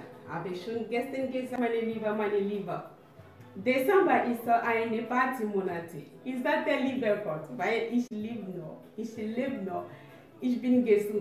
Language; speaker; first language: German; non-native, learner; French